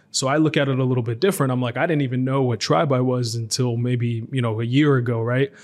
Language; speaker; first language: English; native; English